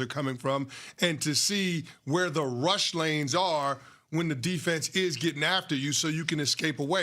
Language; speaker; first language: English; native; English